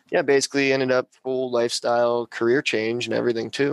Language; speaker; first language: English; native; English